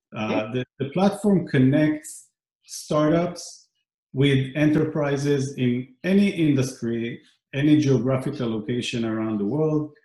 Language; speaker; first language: English; non-native, fluent; Hebrew